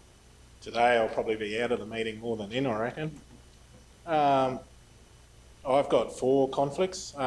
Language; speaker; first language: English; native; English